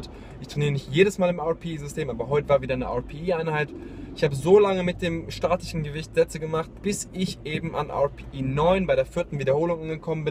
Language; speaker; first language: German; native; German